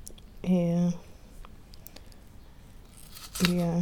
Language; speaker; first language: French; non-native, learner; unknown